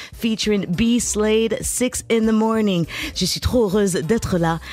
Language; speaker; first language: French; native; French